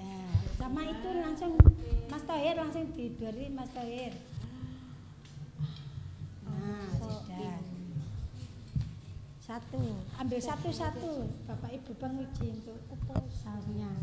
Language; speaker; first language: Indonesian; native; Indonesian